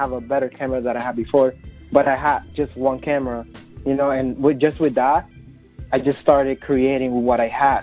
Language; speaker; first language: English; non-native, fluent; Spanish